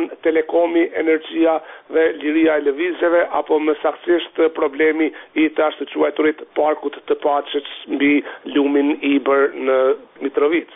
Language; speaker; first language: Albanian; native; Albanian